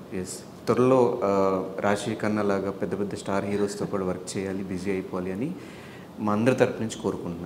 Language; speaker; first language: Telugu; native; Telugu